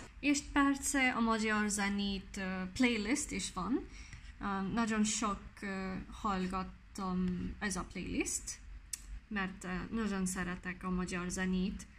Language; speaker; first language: Hungarian; non-native, learner; English